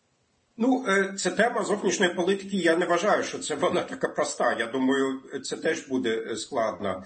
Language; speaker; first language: Ukrainian; non-native, fluent; German